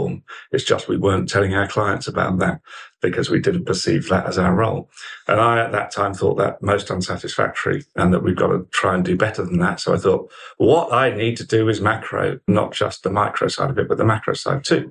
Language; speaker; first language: English; native; English